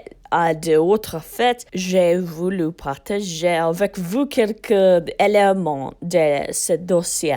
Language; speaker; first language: French; non-native, learner; English